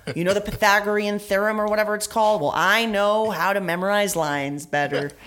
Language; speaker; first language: English; early bilingual, other home language; Spanish